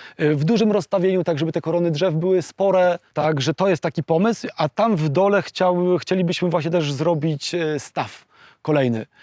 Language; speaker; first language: Polish; native; Polish